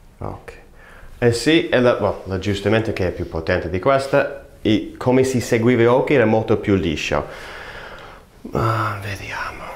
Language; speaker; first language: Italian; non-native, fluent; English